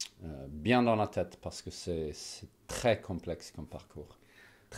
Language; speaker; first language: French; non-native, fluent; Swedish